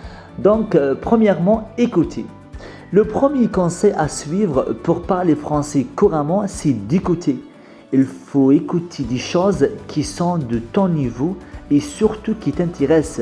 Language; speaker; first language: French; non-native, fluent; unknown